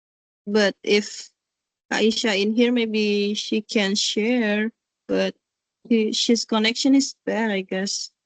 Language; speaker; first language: English; non-native, learner; Indonesian